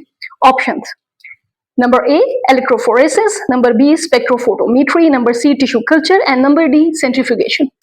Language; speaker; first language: English; non-native, local second language; Urdu